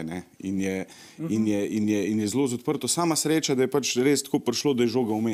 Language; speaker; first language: Slovenian; native; Slovenian